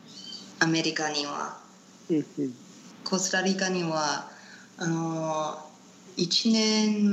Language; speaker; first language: Japanese; non-native, learner; Spanish